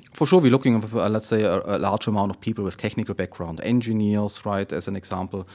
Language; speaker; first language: English; non-native, fluent; German